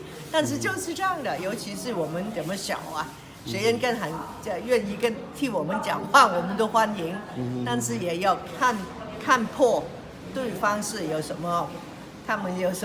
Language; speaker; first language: Chinese; non-native, local second language; Cantonese